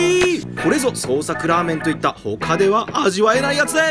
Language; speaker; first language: Japanese; native; Japanese